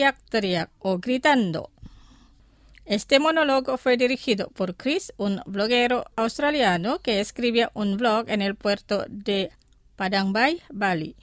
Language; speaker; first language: Spanish; non-native, fluent; Indonesian